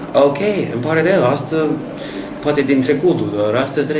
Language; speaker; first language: Romanian; non-native, learner; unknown